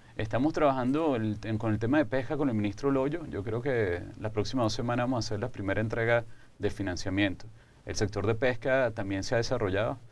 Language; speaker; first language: Spanish; native; Spanish